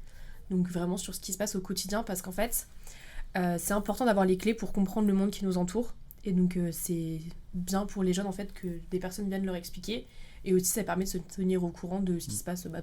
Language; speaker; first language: French; native; French